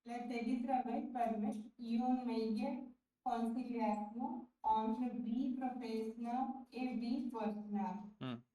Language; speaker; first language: French; non-native, learner; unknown